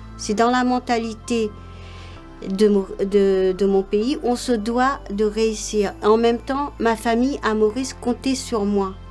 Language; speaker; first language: French; non-native, local second language; Morisyen